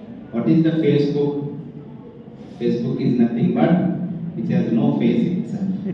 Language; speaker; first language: English; non-native, local second language; Telugu